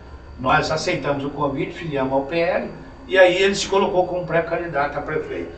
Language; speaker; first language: Portuguese; native; Portuguese